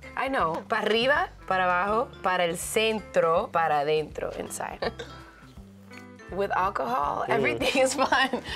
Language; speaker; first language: English; native; English